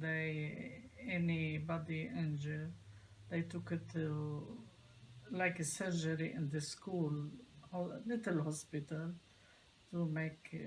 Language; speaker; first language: English; non-native, learner; Arabic